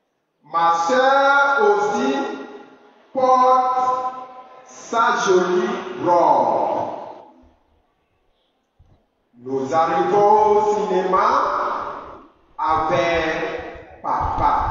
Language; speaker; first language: French; non-native, fluent; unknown